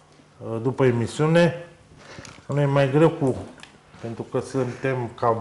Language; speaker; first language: Romanian; native; Romanian